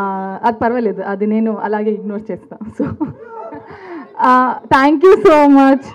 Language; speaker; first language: Telugu; non-native, learner; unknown